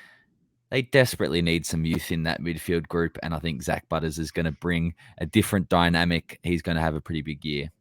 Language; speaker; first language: English; native; English